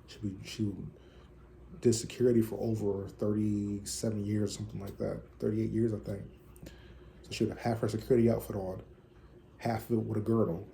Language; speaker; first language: English; native; English